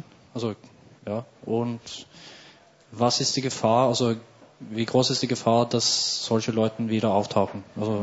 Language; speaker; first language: German; non-native, fluent; Norwegian